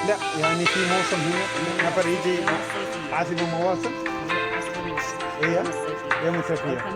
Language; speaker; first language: Arabic; non-native, learner; Malayalam